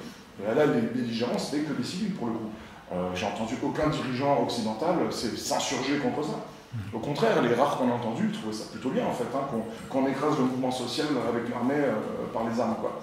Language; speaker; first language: French; native; French